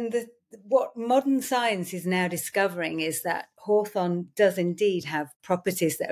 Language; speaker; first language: English; native; English